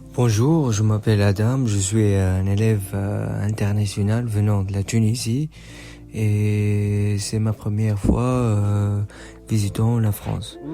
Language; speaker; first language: French; non-native, local second language; Arabic